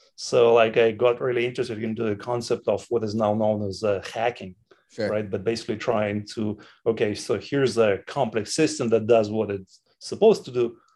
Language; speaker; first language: English; non-native, fluent; Russian